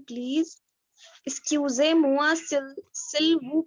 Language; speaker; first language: French; non-native, learner; Hindi